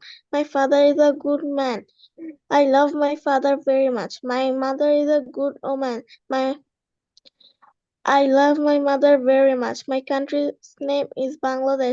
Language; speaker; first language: English; non-native, learner; Bangla